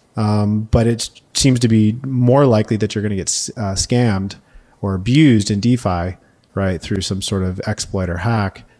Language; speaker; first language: English; native; English